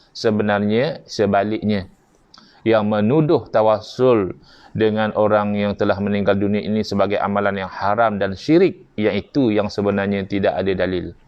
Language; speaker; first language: Malay; native; Malay